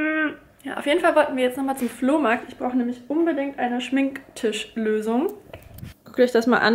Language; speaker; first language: German; native; German